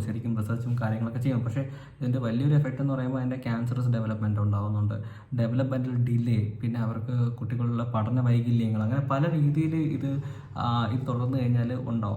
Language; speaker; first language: Malayalam; native; Malayalam